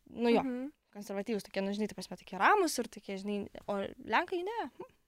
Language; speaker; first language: Lithuanian; non-native, local second language; Polish